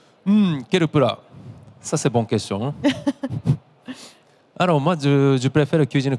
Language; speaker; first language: French; non-native, learner; Japanese